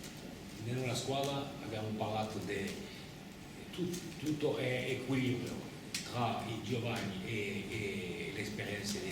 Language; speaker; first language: Italian; non-native, fluent; French